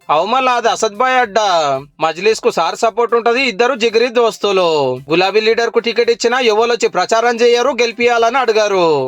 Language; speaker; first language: Telugu; native; Telugu